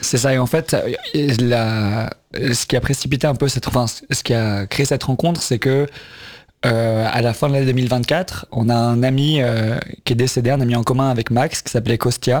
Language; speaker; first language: French; native; French